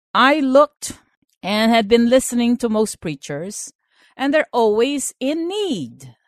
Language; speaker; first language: English; non-native, local second language; Filipino